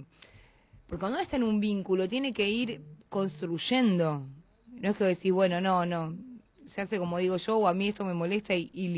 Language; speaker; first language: Spanish; native; Spanish